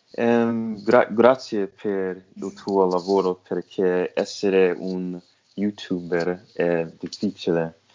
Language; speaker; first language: Italian; non-native, learner; English